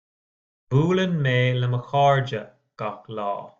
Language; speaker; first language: Irish; non-native, learner; English